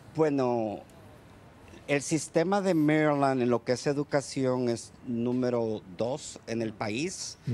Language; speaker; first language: Spanish; early bilingual, heritage; Spanish